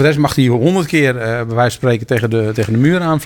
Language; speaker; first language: Dutch; native; Dutch